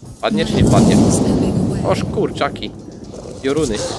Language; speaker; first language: Polish; native; Polish